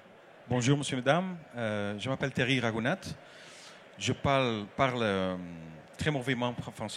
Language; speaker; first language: French; non-native, learner; Dutch